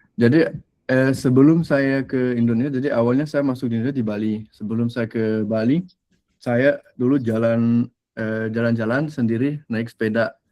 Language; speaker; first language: Indonesian; non-native, fluent; French